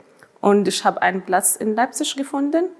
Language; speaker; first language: German; non-native, fluent; Arabic